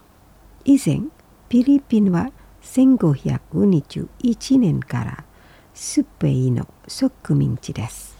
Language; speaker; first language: Japanese; non-native, fluent; Indonesian